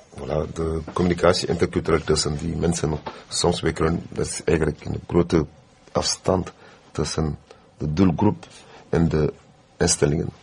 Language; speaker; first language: Dutch; non-native, fluent; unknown